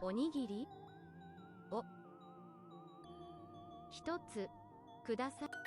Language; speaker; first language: Japanese; non-native, learner; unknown